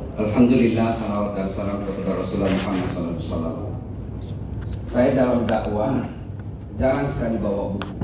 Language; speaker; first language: Indonesian; non-native, local second language; Buginese